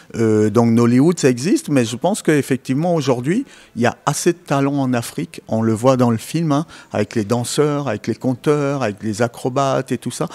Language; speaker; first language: French; native; French